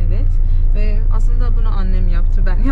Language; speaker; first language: Turkish; non-native, fluent; Persian